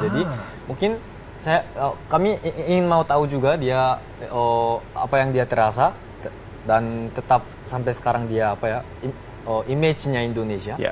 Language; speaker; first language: Indonesian; early bilingual, heritage; Indonesian